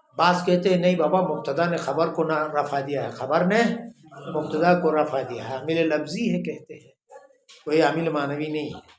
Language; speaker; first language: Urdu; non-native, local second language; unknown